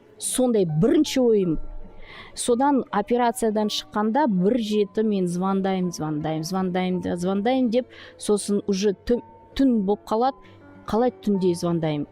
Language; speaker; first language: Kazakh; non-native, local second language; Russian